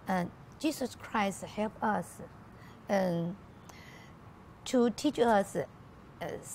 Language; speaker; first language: English; non-native, learner; Chinese